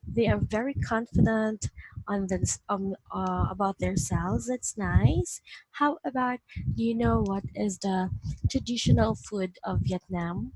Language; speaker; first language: English; non-native, learner; Vietnamese